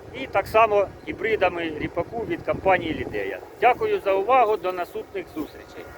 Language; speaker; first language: Ukrainian; native; Ukrainian